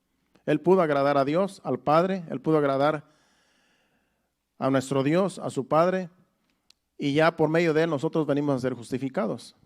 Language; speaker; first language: Spanish; native; Spanish